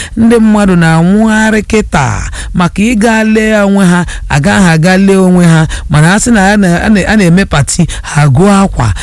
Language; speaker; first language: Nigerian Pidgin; non-native, local second language; Igbo